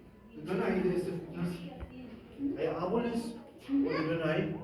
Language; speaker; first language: Spanish; non-native, learner; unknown